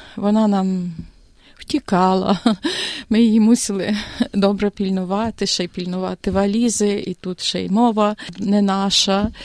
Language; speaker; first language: Ukrainian; native; Ukrainian